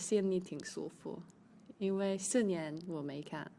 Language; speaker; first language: Chinese; early bilingual, heritage; English